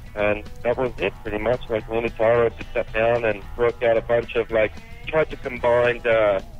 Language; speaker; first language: English; native; English